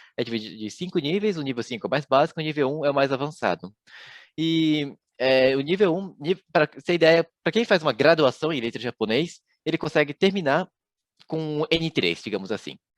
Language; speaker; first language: Portuguese; early bilingual, other home language; Japanese